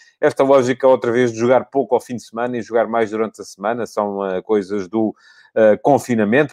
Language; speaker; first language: Portuguese; native; Portuguese